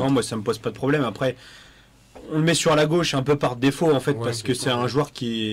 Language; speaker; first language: French; native; French